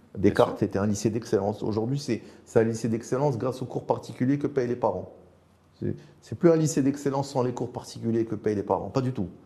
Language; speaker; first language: French; non-native, local second language; Arabic